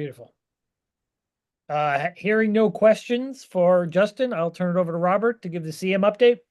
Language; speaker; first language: English; native; English